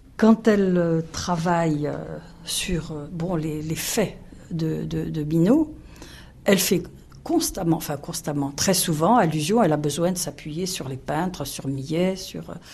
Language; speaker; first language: French; native; French